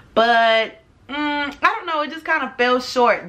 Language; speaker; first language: English; native; English